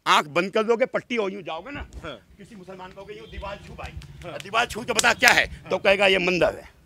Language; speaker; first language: Hindi; native; Hindi